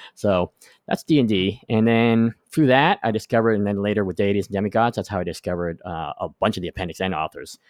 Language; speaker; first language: English; native; English